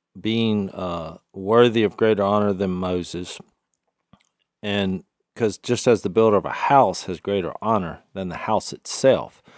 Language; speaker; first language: English; native; English